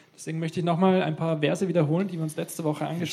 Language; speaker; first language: German; native; German